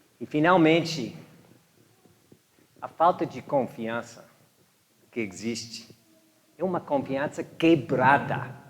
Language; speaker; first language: Portuguese; non-native, fluent; English